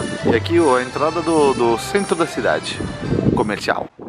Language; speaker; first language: Portuguese; non-native, fluent; French